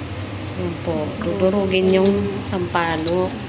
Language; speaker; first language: Filipino; native; Filipino